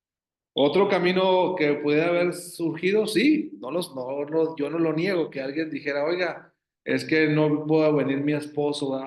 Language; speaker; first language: Spanish; native; Spanish